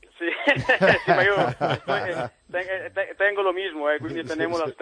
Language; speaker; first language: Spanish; non-native, learner; Italian